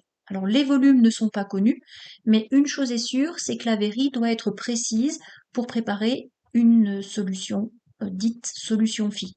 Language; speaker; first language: French; native; French